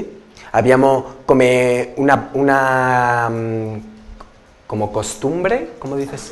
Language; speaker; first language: Italian; non-native, learner; Spanish